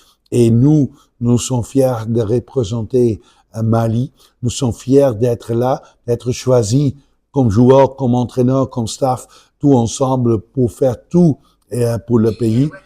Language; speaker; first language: French; non-native, local second language; Dutch